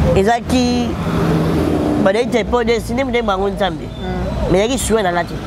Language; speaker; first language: French; non-native, local second language; Lingala